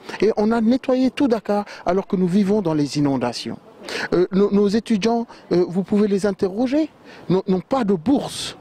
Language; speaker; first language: French; non-native, local second language; Wolof